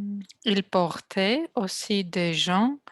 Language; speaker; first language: French; non-native, learner; Russian